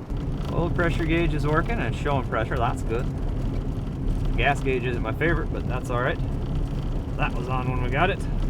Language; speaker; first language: English; native; English